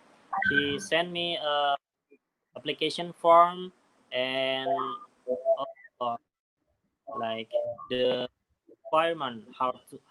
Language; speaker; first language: English; non-native, learner; Indonesian